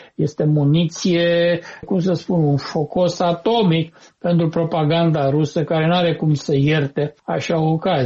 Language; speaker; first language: Romanian; native; Romanian